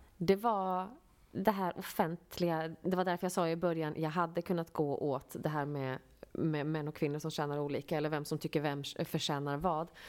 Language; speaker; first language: Swedish; native; Swedish